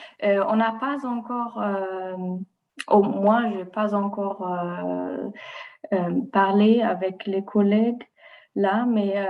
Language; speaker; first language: French; non-native, learner; German